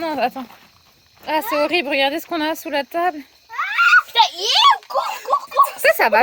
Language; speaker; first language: French; native; French